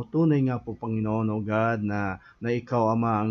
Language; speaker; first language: Filipino; native; Filipino